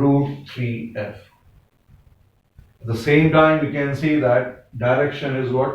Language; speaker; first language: English; non-native, local second language; Hindi